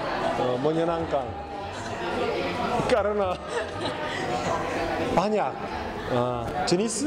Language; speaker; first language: Indonesian; non-native, learner; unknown